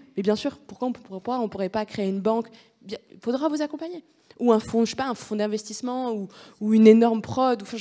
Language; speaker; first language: French; native; French